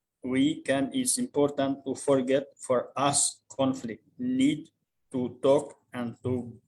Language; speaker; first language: English; non-native, learner; Albanian